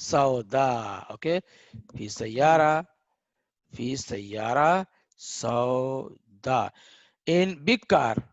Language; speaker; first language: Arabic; non-native, fluent; Hindi